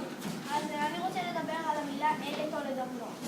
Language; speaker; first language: Hebrew; early bilingual, other home language; English